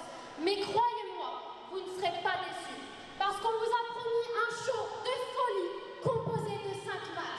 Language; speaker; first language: French; native; French